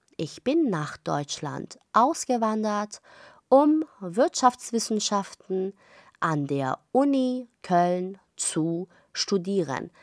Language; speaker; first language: German; non-native, fluent; Persian